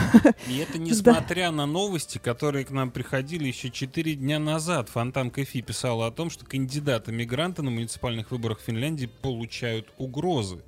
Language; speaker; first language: Russian; native; Russian